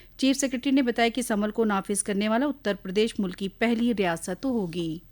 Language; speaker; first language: Urdu; native; Urdu